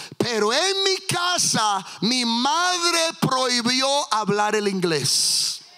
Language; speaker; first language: Spanish; early bilingual, heritage; Spanish